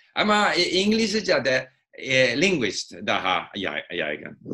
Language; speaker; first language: Turkish; non-native, learner; English